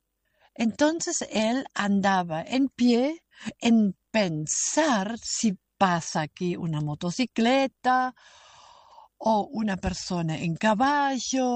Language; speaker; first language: Spanish; non-native, fluent; German